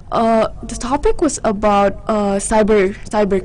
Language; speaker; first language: English; non-native, local second language; Indonesian